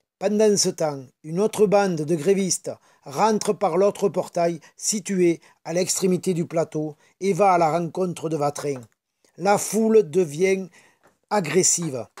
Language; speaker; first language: French; native; French